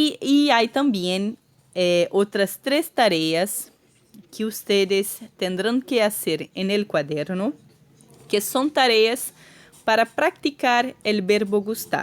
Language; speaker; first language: Spanish; non-native, fluent; Portuguese